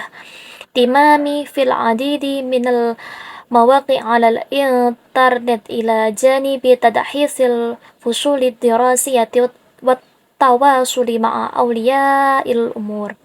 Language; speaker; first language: Arabic; non-native, learner; Indonesian